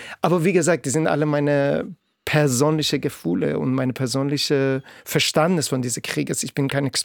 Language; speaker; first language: German; non-native, fluent; Persian